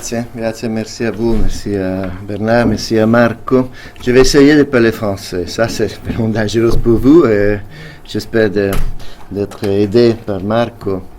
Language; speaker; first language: French; non-native, fluent; Italian